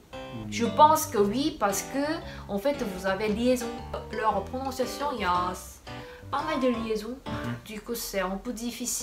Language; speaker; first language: French; non-native, fluent; Korean